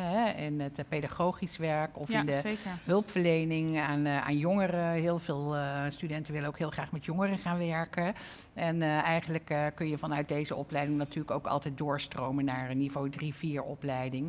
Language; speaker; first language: Dutch; native; Dutch